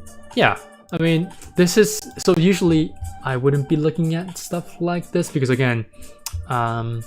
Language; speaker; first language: English; native; English